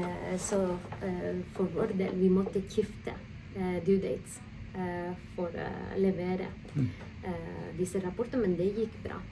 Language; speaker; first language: Norwegian; non-native, fluent; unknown